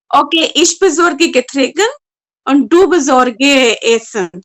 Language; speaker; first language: German; non-native, learner; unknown